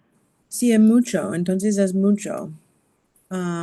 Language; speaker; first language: Spanish; non-native, learner; English